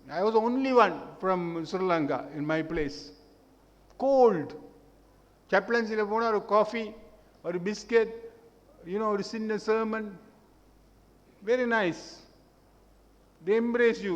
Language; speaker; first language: English; non-native, local second language; Tamil